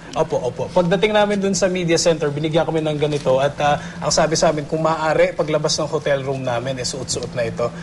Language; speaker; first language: Filipino; native; Filipino